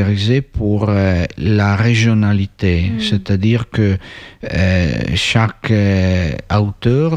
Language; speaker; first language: French; non-native, fluent; Italian